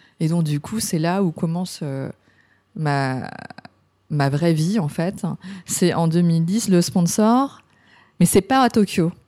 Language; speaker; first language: French; early bilingual, other home language; Cantonese